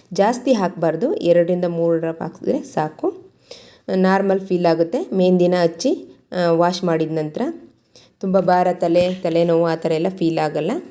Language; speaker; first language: Kannada; native; Kannada